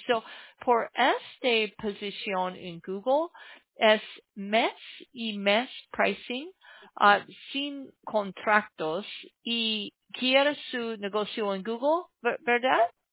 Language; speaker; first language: Spanish; non-native, learner; English